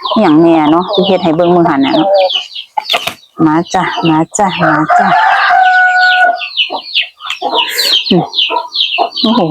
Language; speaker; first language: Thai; non-native, local second language; Northeastern Thai